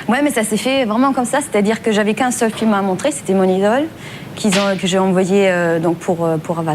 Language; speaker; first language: French; non-native, fluent; German